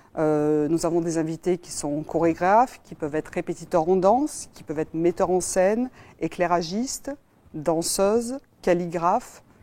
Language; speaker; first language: French; native; French